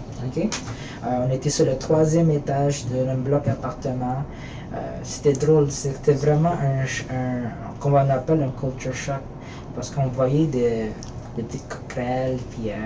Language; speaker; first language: French; early bilingual, other home language; Filipino